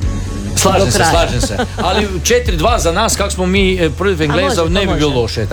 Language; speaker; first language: Serbian; native; Serbian